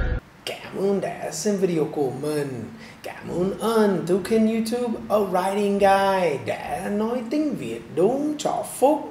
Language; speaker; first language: Vietnamese; non-native, fluent; English